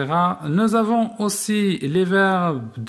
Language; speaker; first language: French; non-native, local second language; Arabic